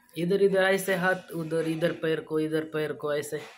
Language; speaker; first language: Hindi; non-native, local second language; Marathi